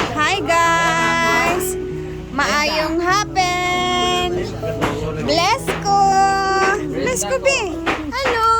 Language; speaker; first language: Filipino; non-native, local second language; Cebuano